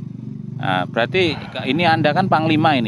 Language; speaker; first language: Indonesian; native; Indonesian